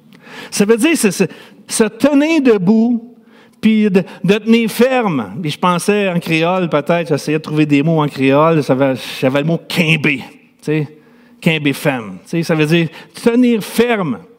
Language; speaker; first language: French; native; French